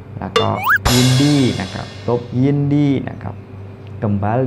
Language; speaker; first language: Thai; non-native, fluent; Indonesian